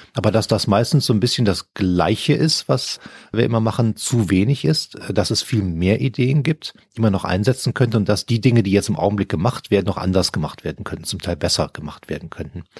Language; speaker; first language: German; native; German